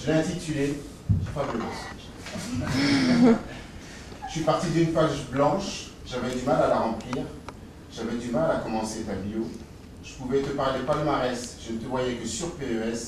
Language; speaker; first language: French; native; French